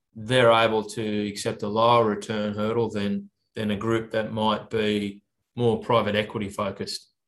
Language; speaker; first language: English; native; English